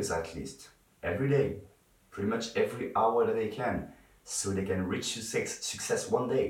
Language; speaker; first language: English; non-native, fluent; French